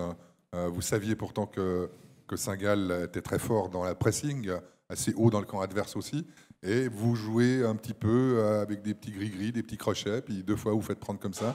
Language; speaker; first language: French; native; French